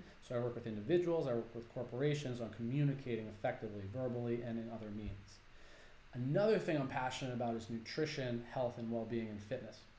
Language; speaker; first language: English; native; English